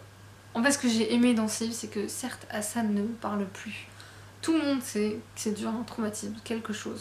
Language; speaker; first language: French; native; French